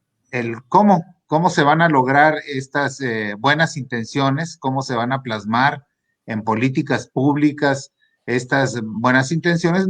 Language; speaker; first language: Spanish; native; Spanish